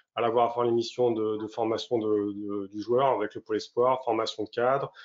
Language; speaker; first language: French; native; French